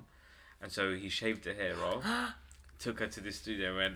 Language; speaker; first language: English; native; English